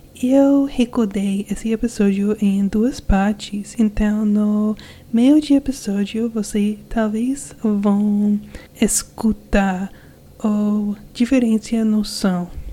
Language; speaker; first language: Portuguese; non-native, learner; English